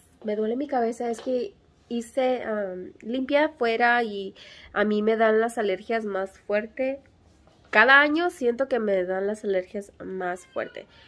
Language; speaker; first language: Spanish; early bilingual, heritage; Spanish